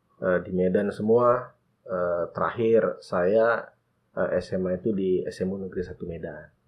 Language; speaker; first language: Indonesian; native; Indonesian